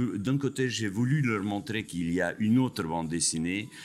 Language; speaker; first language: French; non-native, fluent; Albanian